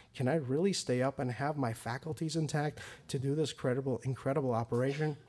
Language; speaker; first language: English; early bilingual, other home language; Persian